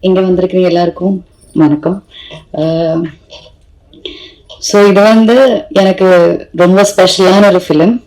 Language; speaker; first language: Tamil; non-native, learner; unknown